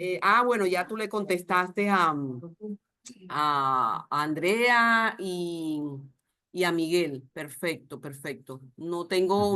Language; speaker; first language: Spanish; native; Spanish